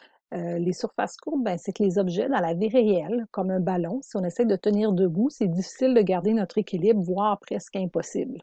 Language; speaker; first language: French; native; French